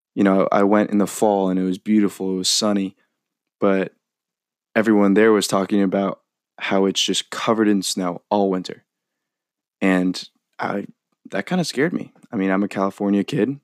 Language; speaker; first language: English; native; English